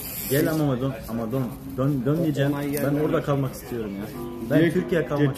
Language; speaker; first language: Turkish; non-native, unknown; Arabic